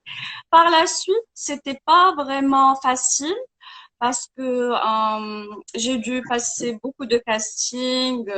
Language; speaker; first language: French; non-native, local second language; Arabic